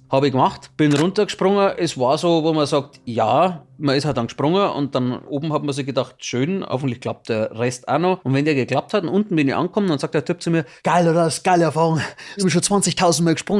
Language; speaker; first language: German; native; German